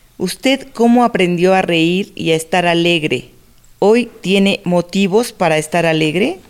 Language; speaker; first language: Spanish; native; Spanish